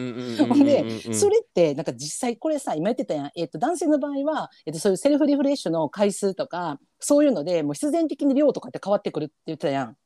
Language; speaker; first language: Japanese; native; Japanese